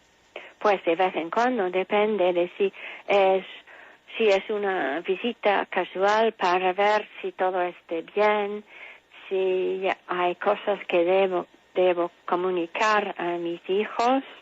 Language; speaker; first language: Spanish; non-native, fluent; English